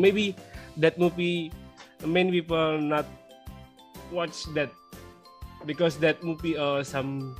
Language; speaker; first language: English; non-native, learner; Indonesian